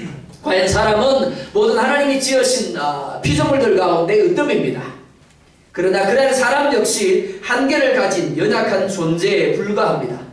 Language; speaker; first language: Korean; native; Korean